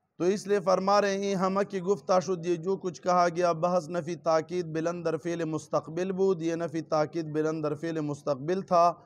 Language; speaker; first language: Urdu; non-native, local second language; Pashto